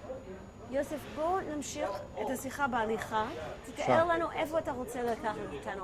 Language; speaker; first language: Hebrew; native; Hebrew